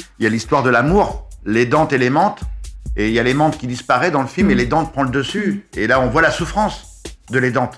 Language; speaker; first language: French; native; French